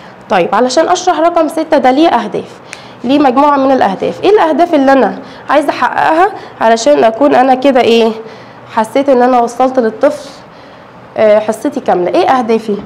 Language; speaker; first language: Arabic; native; Arabic